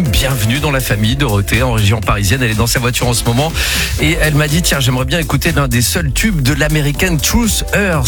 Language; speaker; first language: French; native; French